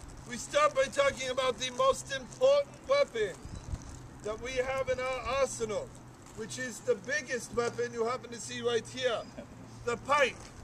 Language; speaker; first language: English; native; English